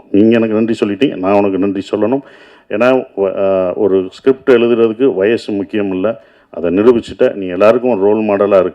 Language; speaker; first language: Tamil; native; Tamil